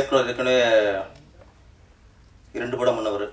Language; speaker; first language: Tamil; native; Tamil